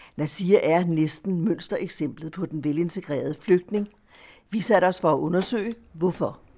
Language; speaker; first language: Danish; native; Danish